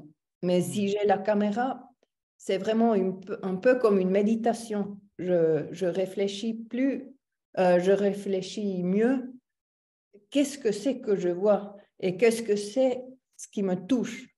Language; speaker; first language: French; non-native, local second language; German